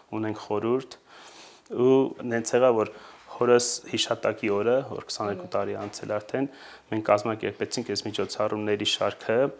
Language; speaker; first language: Armenian; native; Armenian